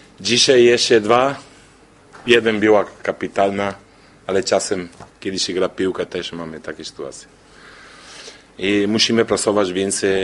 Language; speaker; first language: Polish; non-native, learner; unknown